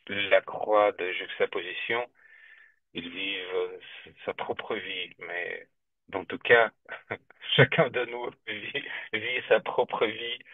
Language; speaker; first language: French; non-native, fluent; Russian